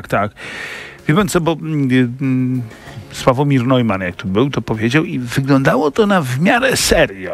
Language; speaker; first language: Polish; native; Polish